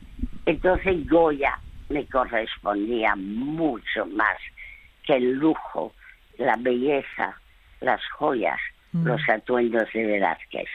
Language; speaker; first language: Spanish; early bilingual, other home language; French